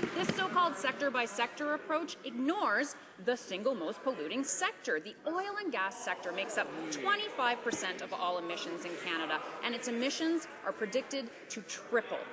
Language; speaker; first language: English; native; English